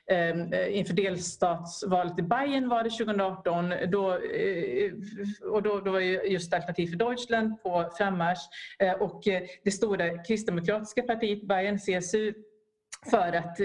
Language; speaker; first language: Swedish; native; Swedish